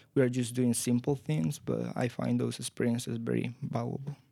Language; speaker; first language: English; non-native, fluent; Spanish